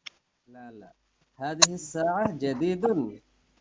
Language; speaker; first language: Arabic; non-native, fluent; Bangla